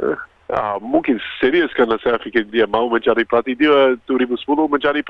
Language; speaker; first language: Indonesian; non-native, fluent; Croatian